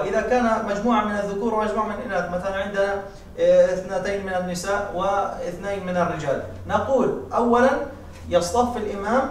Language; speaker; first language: Arabic; native; Arabic